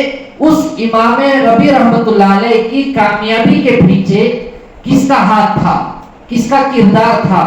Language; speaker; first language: Urdu; native; Urdu